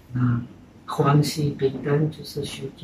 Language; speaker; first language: Chinese; non-native, fluent; Czech